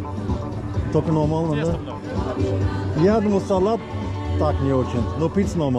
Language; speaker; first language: Russian; non-native, learner; English